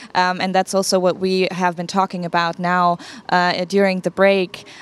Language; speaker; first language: English; non-native, fluent; German